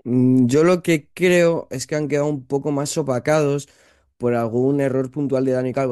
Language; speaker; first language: Spanish; native; Spanish